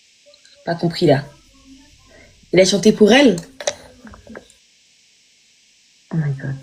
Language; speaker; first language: French; native; French